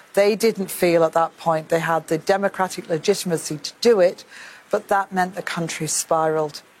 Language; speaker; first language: English; native; English